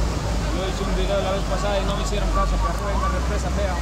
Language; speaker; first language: Spanish; native; Spanish